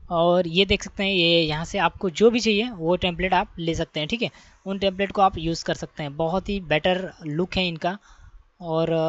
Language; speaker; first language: Hindi; native; Hindi